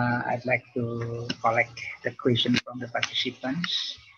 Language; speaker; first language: English; non-native, fluent; Indonesian